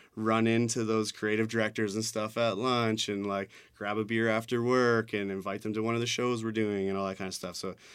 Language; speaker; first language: English; native; English